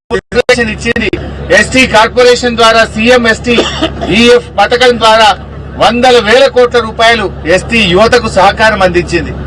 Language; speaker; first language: Telugu; non-native, local second language; Lambadi